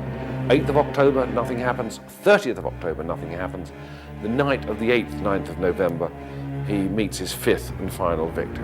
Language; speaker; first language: English; native; English